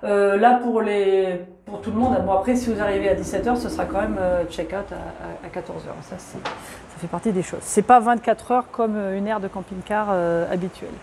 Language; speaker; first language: French; native; French